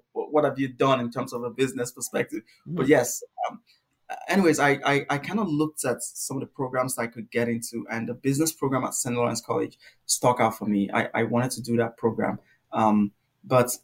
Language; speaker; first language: English; non-native, local second language; Igbo